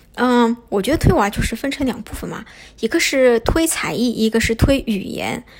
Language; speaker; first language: Chinese; native; Chinese